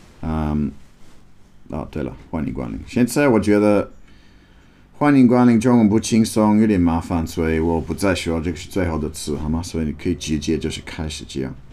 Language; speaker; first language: Chinese; non-native, learner; English